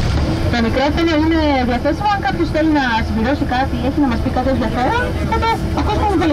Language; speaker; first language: Greek; native; Greek